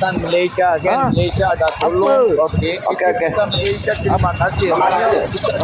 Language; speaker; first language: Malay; non-native, learner; Rohingya